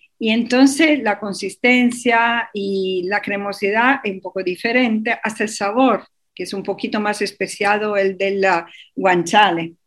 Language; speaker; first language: Spanish; non-native, fluent; Italian